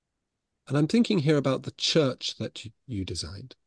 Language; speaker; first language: English; native; English